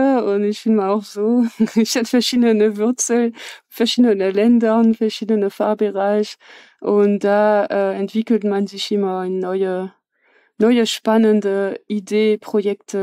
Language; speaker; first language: German; non-native, fluent; French